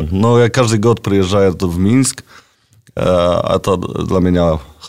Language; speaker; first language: Russian; non-native, learner; Polish